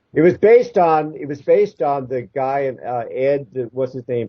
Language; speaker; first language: English; native; English